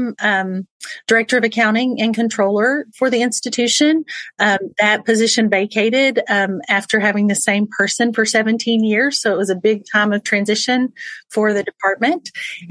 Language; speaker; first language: English; native; English